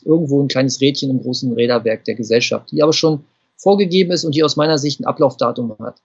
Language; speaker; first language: German; native; German